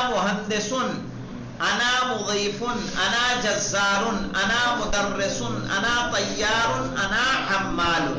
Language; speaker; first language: Arabic; non-native, fluent; Urdu